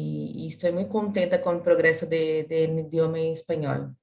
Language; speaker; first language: Spanish; non-native, learner; Portuguese